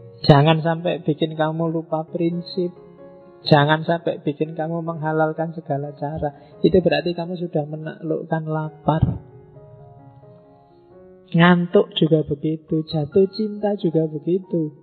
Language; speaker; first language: Indonesian; non-native, local second language; Javanese